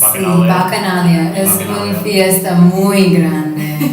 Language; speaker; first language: Spanish; non-native, learner; English